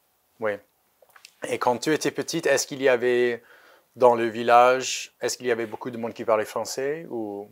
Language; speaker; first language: French; native; French